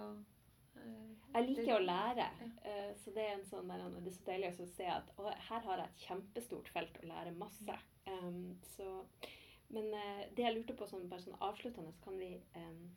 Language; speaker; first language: Norwegian; native; Norwegian